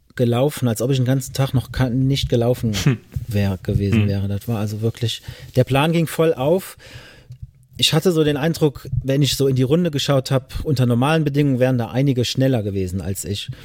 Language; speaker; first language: German; native; German